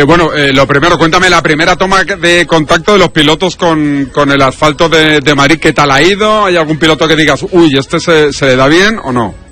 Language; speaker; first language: Spanish; native; Spanish